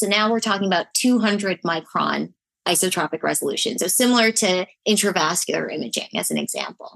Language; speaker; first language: English; native; English